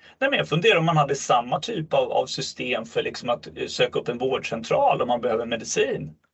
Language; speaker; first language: Swedish; native; Swedish